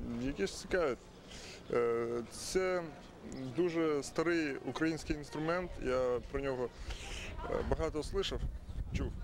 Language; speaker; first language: Ukrainian; non-native, local second language; Russian